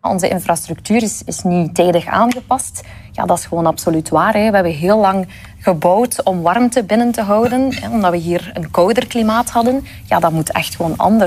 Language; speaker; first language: Dutch; native; Dutch